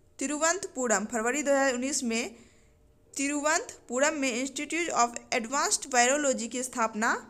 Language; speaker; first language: Hindi; native; Hindi